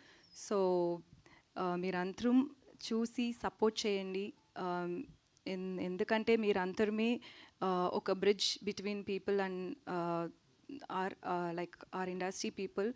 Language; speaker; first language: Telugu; non-native, learner; Tamil